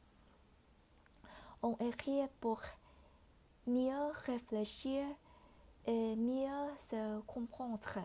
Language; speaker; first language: French; non-native, fluent; Vietnamese